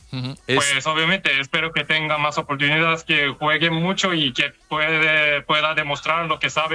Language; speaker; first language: Spanish; non-native, fluent; Korean